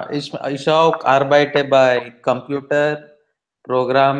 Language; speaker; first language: German; non-native, learner; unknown